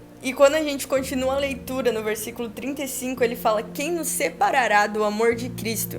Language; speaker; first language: Portuguese; native; Portuguese